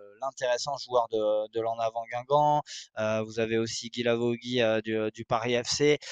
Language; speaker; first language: French; native; French